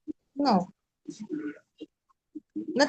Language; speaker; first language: English; non-native, learner; Urdu